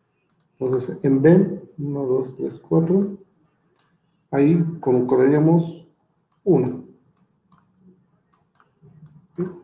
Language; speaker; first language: Spanish; native; Spanish